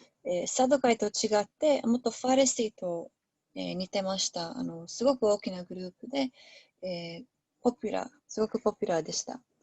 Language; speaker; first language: Japanese; non-native, learner; English